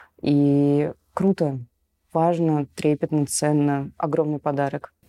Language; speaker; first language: Russian; native; Russian